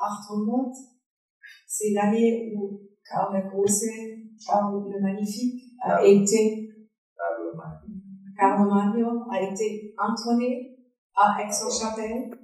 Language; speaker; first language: French; non-native, fluent; German